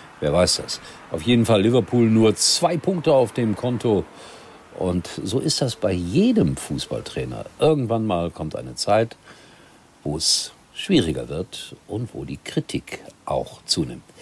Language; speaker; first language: German; native; German